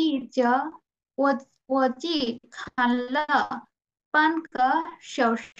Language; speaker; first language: Chinese; non-native, learner; Bangla